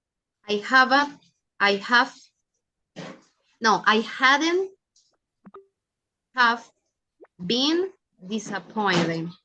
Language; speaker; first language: English; non-native, learner; Spanish